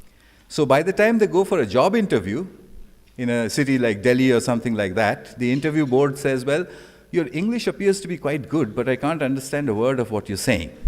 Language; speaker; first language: English; non-native, local second language; Bangla